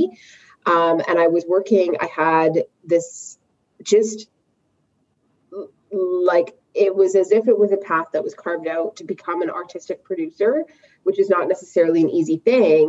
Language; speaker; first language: English; native; English